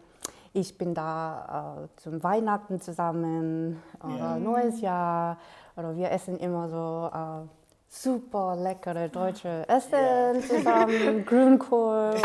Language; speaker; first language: German; non-native, fluent; Korean